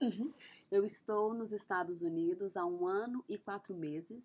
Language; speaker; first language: Portuguese; native; Portuguese